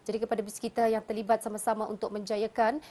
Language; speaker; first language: Malay; native; Malay